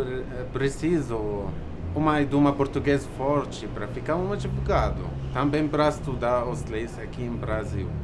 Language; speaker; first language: Portuguese; non-native, learner; Arabic